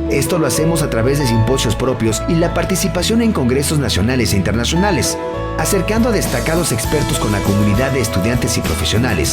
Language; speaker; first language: Spanish; native; Spanish